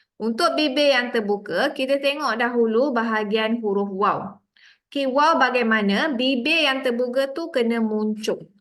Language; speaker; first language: Malay; native; Malay